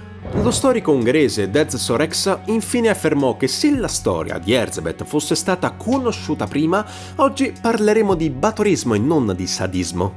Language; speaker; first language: Italian; native; Italian